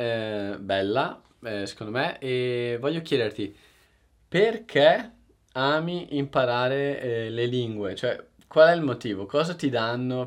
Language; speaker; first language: Italian; native; Italian